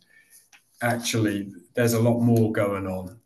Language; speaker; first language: English; native; English